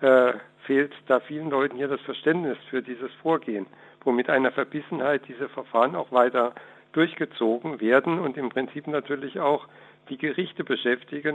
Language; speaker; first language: German; native; German